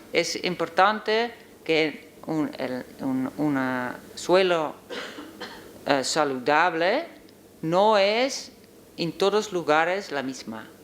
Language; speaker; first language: Spanish; non-native, learner; Dutch